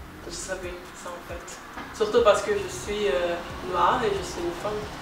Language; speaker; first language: French; non-native, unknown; Portuguese